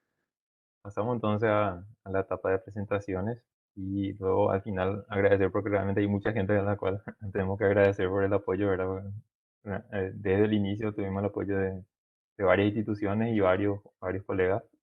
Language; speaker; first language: Spanish; native; Spanish